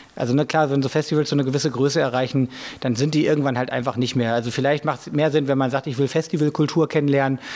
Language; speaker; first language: German; native; German